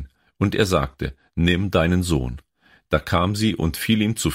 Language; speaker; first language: German; native; German